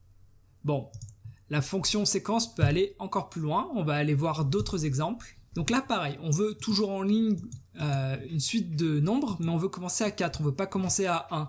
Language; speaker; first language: French; native; French